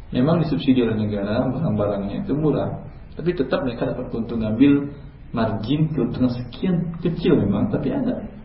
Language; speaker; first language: Indonesian; non-native, local second language; Minangkabau